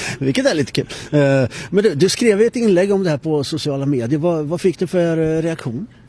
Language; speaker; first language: Swedish; native; Swedish